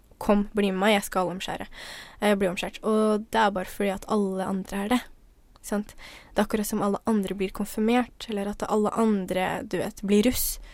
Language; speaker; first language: Norwegian; early bilingual, other home language; Somali